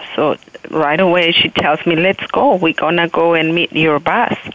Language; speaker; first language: English; non-native, fluent; Spanish